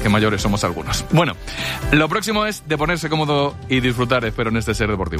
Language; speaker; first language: Spanish; native; Spanish